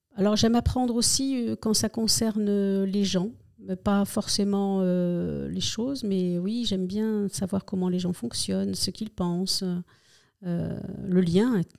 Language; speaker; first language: French; early bilingual, other home language; Spanish